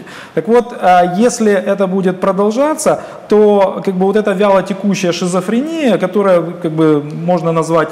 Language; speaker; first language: Russian; native; Russian